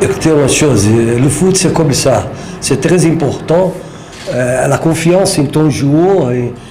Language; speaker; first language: French; non-native, fluent; Portuguese